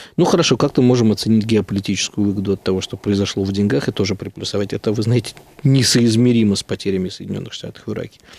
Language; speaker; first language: Russian; native; Russian